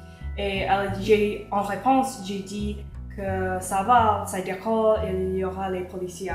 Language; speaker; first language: French; non-native, local second language; English